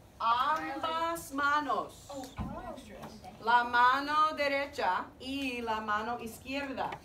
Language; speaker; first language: Spanish; non-native, fluent; English